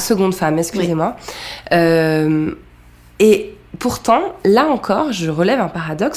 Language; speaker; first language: French; native; French